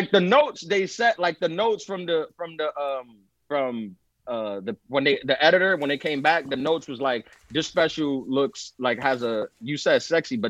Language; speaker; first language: English; early bilingual, other home language; Spanish